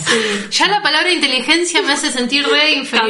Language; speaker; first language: Spanish; native; Spanish